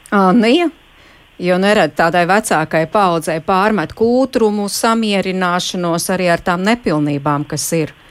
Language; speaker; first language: Latvian; native; Latvian